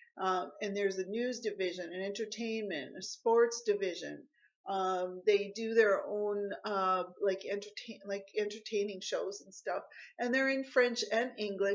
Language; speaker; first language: English; native; English